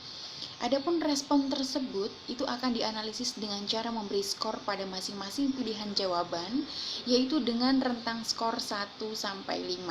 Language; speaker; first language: Indonesian; native; Indonesian